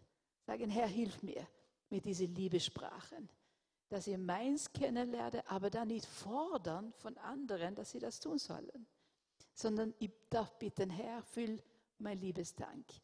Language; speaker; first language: German; non-native, fluent; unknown